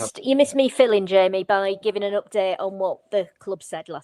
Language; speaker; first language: English; native; English